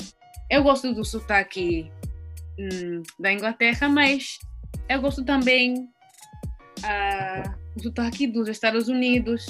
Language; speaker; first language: Portuguese; non-native, learner; English